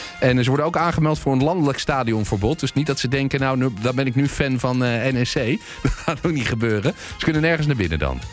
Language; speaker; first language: Dutch; native; Dutch